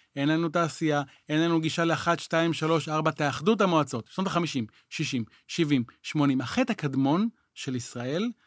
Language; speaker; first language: Hebrew; native; Hebrew